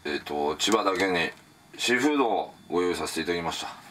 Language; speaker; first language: Japanese; native; Japanese